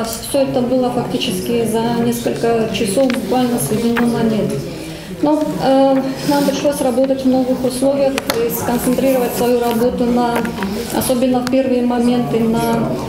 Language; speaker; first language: Russian; native; Russian